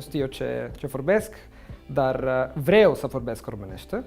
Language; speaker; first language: Romanian; non-native, learner; Italian